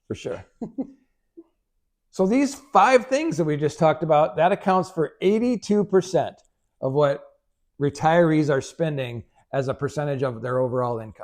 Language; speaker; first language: English; native; English